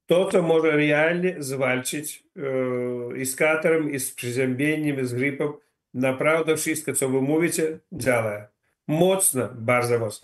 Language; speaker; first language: Polish; non-native, learner; Ukrainian